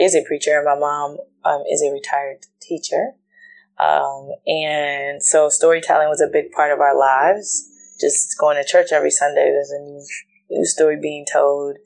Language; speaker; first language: English; native; English